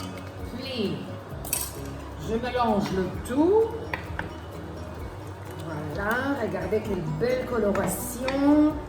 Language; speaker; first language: French; non-native, fluent; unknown